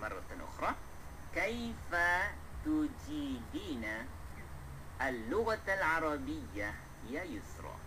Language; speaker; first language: Arabic; non-native, fluent; Malay